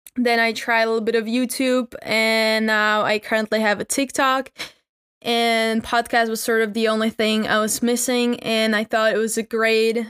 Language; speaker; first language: English; non-native, fluent; Czech